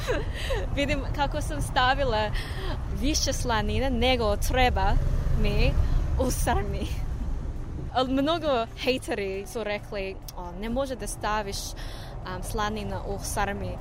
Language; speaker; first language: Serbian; non-native, learner; English